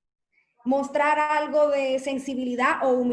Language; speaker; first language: Spanish; native; Spanish